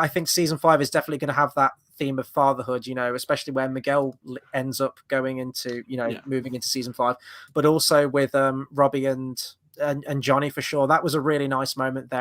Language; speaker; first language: English; native; English